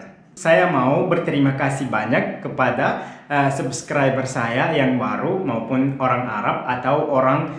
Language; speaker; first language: Indonesian; non-native, fluent; Arabic